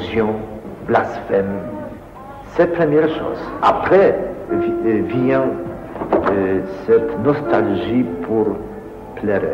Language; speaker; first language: French; non-native, fluent; Polish